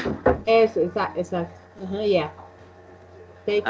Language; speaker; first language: English; non-native, learner; Spanish